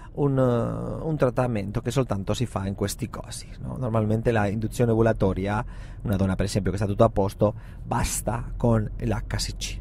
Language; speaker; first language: Italian; non-native, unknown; Spanish